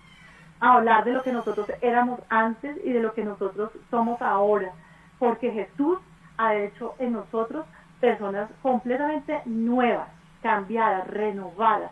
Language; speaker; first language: Spanish; native; Spanish